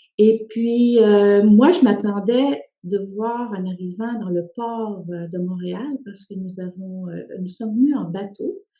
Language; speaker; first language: French; early bilingual, other home language; Spanish